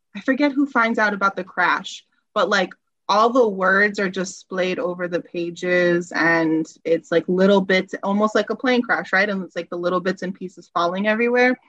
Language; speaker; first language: English; early bilingual, other home language; Spanish